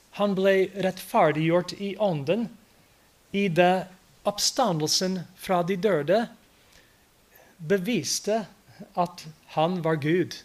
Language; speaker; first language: Norwegian; non-native, fluent; English